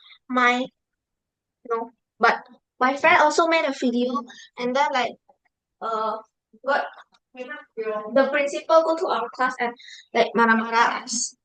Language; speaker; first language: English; non-native, learner; Indonesian